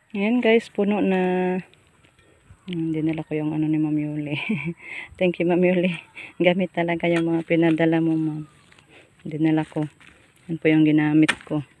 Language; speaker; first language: Filipino; non-native, local second language; Cebuano